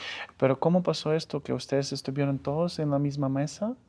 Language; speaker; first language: Spanish; non-native, fluent; Ukrainian